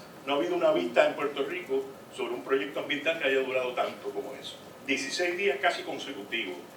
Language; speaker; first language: Spanish; native; Spanish